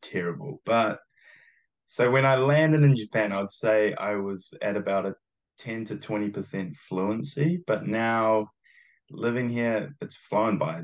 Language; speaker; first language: English; early bilingual, other home language; Japanese